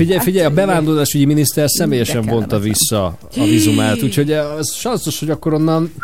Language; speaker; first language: Hungarian; native; Hungarian